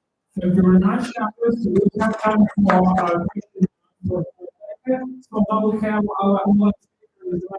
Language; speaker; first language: English; non-native, learner; Russian